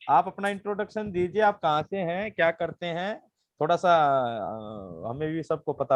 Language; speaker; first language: Hindi; native; Hindi